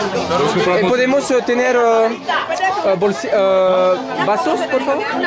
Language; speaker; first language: Spanish; non-native, learner; French